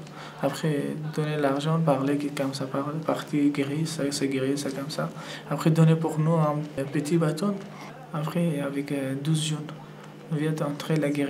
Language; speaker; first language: French; non-native, learner; Persian